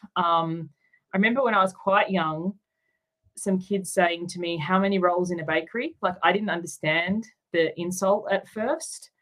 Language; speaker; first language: English; native; English